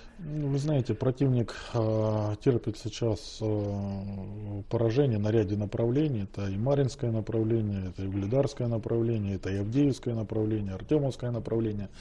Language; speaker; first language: Russian; native; Russian